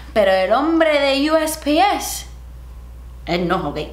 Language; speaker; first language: Spanish; early bilingual, heritage; Spanish